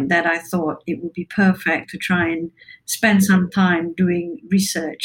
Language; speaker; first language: English; non-native, local second language; Malay